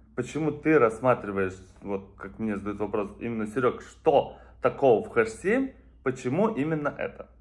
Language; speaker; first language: Russian; native; Russian